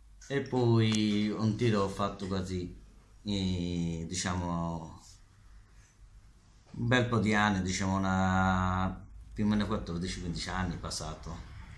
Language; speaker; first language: Italian; non-native, learner; Bangla